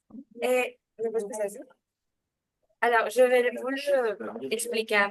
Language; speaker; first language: French; non-native, learner; Spanish